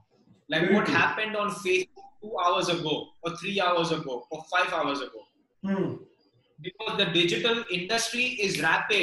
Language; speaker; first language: English; non-native, local second language; Gujarati